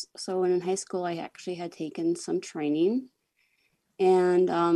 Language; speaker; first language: English; native; English